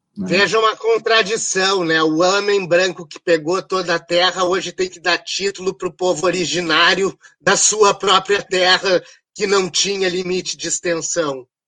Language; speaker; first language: Portuguese; native; Portuguese